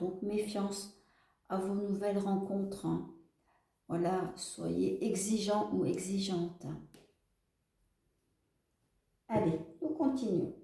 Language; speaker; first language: French; native; French